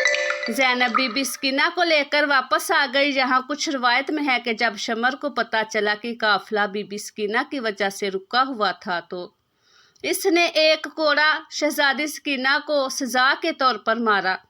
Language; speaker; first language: Urdu; native; Urdu